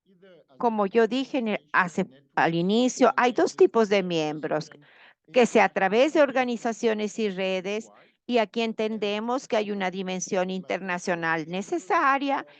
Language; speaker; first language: Spanish; non-native, fluent; Portuguese